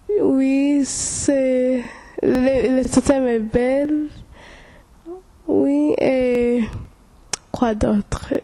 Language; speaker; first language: French; non-native, local second language; Kinyarwanda